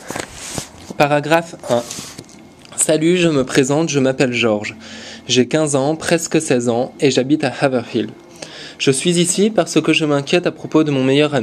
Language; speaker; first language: French; non-native, learner; English